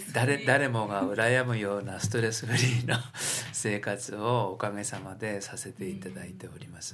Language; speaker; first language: Japanese; native; Japanese